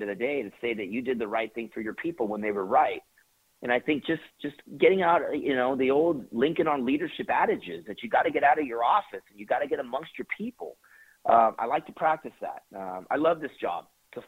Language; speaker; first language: English; early bilingual, other home language; Spanish